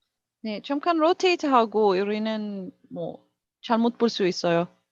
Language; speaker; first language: Korean; non-native, learner; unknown